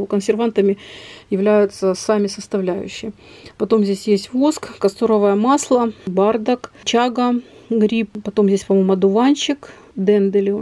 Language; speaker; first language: Russian; native; Russian